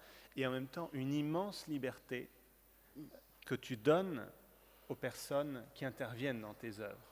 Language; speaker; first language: French; native; French